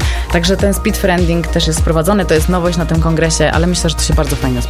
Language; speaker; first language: Polish; native; Polish